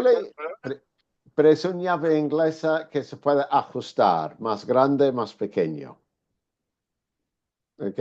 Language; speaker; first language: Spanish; non-native, fluent; English